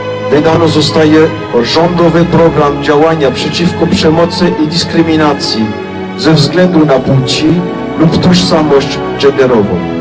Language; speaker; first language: Polish; non-native, fluent; French